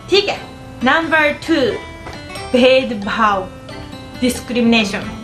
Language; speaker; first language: Hindi; non-native, fluent; Japanese